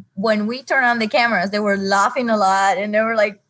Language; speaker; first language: English; non-native, fluent; Spanish